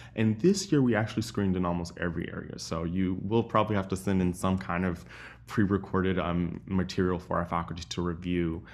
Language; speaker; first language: English; native; English